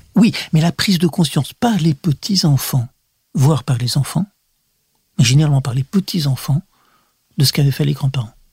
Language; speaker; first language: French; early bilingual, other home language; Russian